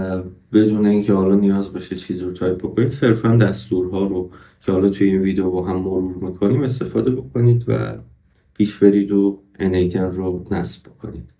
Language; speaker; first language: Persian; native; Persian